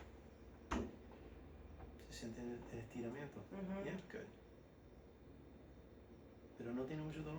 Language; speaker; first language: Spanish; early bilingual, heritage; Spanish